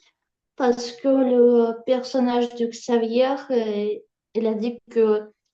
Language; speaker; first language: French; non-native, learner; Ukrainian